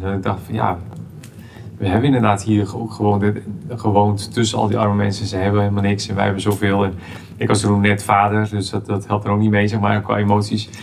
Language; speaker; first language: Dutch; early bilingual, heritage; Dutch